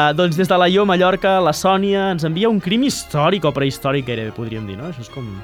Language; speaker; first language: Catalan; native; Catalan